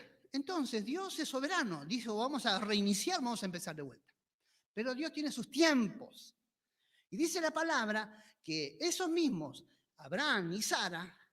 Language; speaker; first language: Spanish; native; Spanish